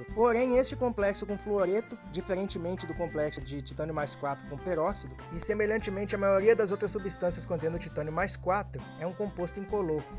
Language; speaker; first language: Portuguese; native; Portuguese